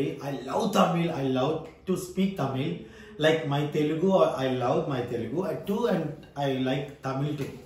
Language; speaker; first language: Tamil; non-native, learner; Telugu